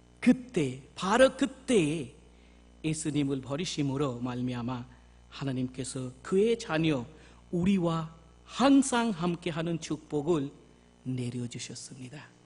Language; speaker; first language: Korean; non-native, fluent; Bangla